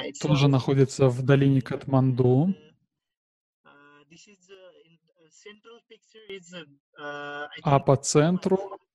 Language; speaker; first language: Russian; non-native, learner; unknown